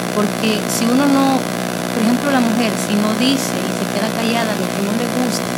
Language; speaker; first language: Spanish; native; Spanish